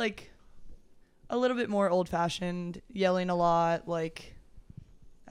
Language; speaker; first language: English; native; English